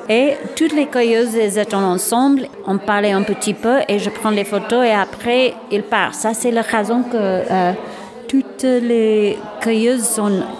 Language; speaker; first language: French; non-native, learner; English